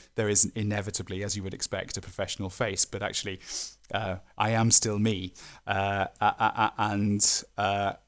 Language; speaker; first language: English; native; English